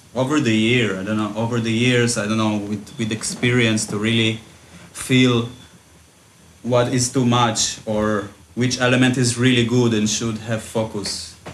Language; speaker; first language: English; early bilingual, other home language; Russian